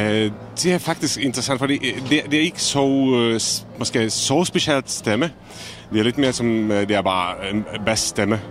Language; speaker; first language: Danish; non-native, fluent; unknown